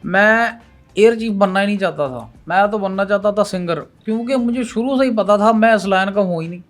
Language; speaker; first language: Urdu; non-native, local second language; Punjabi